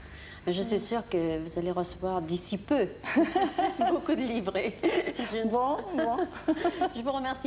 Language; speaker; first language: French; native; French